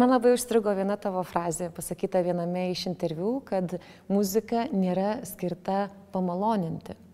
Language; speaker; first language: Lithuanian; native; Lithuanian